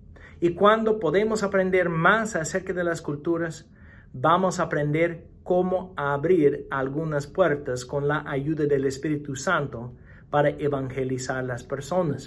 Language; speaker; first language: Spanish; non-native, fluent; English